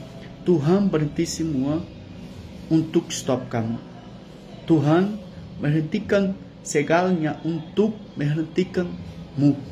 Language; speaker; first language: Indonesian; non-native, fluent; Portuguese